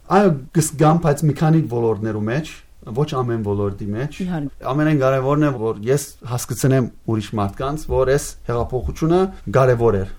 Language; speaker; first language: Armenian; early bilingual, heritage; Armenian